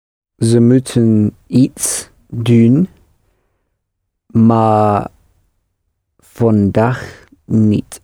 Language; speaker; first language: Dutch; non-native, learner; English